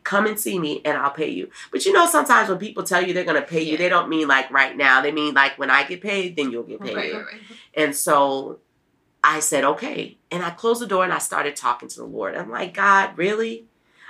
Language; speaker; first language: English; native; English